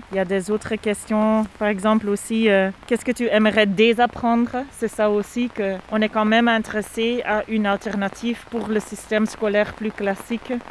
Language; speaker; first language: French; non-native, fluent; Dutch